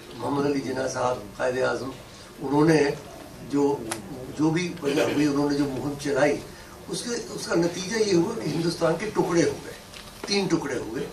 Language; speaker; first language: Hindi; non-native, local second language; Dogri